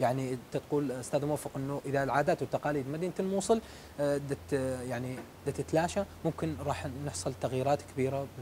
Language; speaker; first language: Arabic; native; Arabic